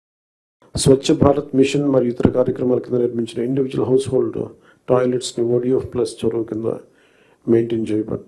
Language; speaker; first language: Telugu; native; Telugu